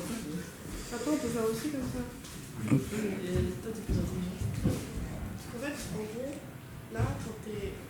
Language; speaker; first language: French; native; French